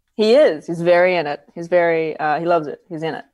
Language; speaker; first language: English; native; English